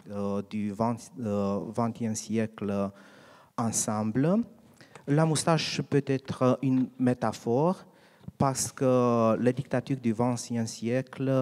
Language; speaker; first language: French; non-native, learner; Romanian